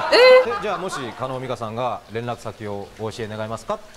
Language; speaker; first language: Japanese; native; Japanese